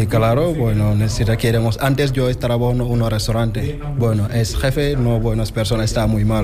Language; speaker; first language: Spanish; non-native, learner; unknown